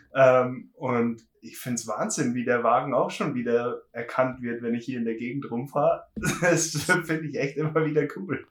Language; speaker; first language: German; native; German